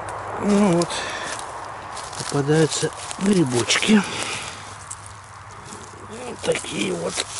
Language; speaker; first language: Russian; native; Russian